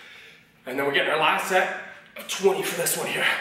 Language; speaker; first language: English; native; English